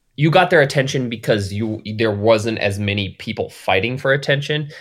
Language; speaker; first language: English; native; English